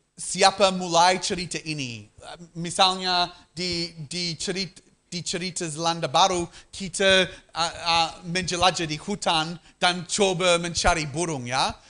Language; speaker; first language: Indonesian; non-native, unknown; English